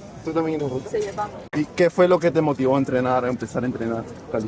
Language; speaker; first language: Spanish; native; Spanish